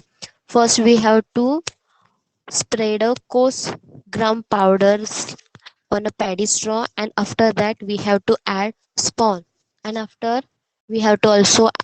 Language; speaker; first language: English; non-native, local second language; Hindi